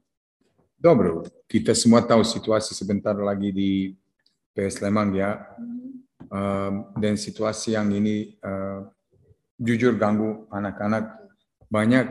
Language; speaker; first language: Indonesian; non-native, fluent; Serbian